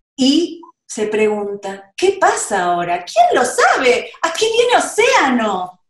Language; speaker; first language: English; non-native, learner; Spanish